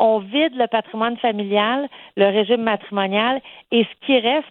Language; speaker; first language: French; native; French